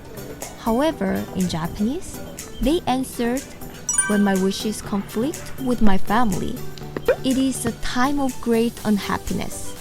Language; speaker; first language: English; non-native, fluent; Korean